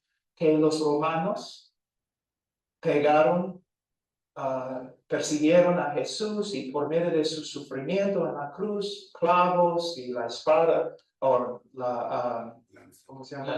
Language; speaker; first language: Spanish; non-native, fluent; English